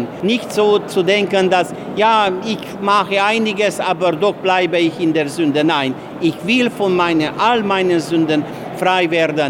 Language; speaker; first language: German; non-native, fluent; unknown